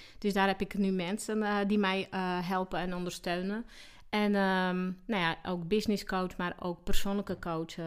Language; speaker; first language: Dutch; non-native, fluent; Slovak